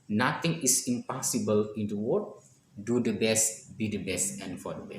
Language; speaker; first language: English; non-native, fluent; Indonesian